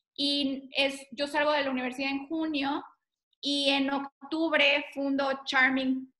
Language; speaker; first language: Spanish; native; Spanish